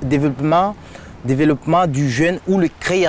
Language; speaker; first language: French; non-native, local second language; Comorian